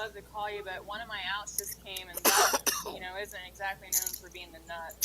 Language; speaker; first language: English; native; English